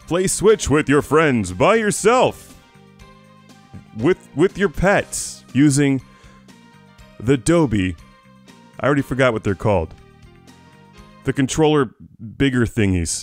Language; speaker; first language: English; native; English